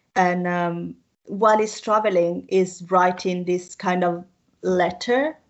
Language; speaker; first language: English; non-native, fluent; Italian